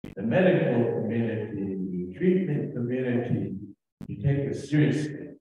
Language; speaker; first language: English; native; English